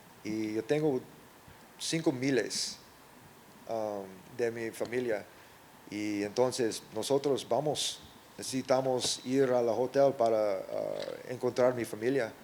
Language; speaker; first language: Spanish; non-native, learner; English